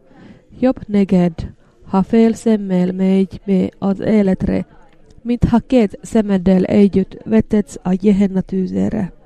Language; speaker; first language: Hungarian; non-native, learner; Finnish